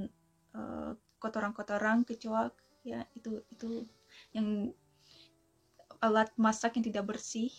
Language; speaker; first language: Indonesian; non-native, fluent; Russian